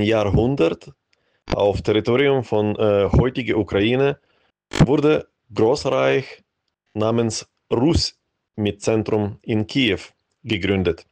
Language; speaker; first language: German; non-native, fluent; Ukrainian